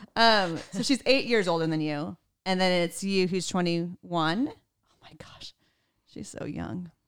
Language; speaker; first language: English; native; English